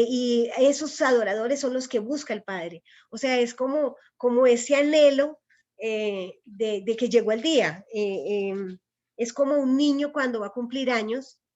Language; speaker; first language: Spanish; native; Spanish